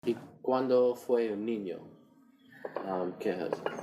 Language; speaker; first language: Spanish; non-native, learner; English